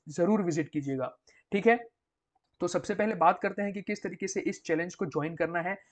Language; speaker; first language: Hindi; non-native, local second language; Gujarati